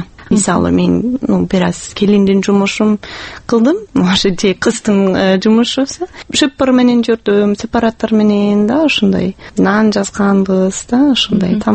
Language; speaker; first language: Kyrgyz; non-native, fluent; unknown